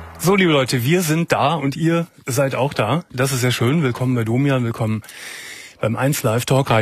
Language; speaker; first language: German; native; German